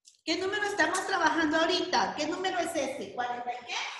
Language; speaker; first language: Spanish; native; Spanish